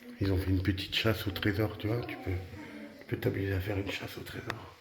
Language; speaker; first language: French; native; French